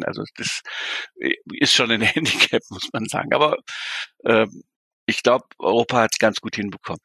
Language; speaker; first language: German; native; German